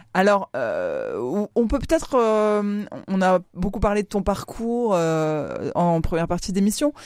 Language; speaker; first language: French; native; French